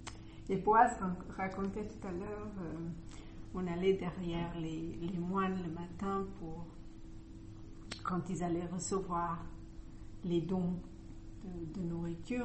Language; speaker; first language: French; non-native, fluent; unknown